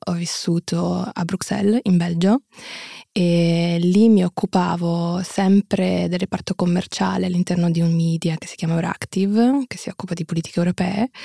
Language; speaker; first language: Italian; early bilingual, other home language; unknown